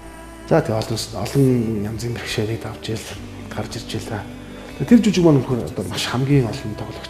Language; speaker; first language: Mongolian; native; Mongolian